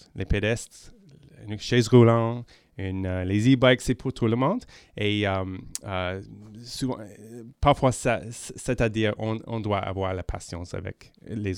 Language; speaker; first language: French; non-native, local second language; English